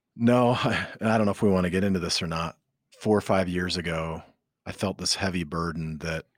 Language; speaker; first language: English; native; English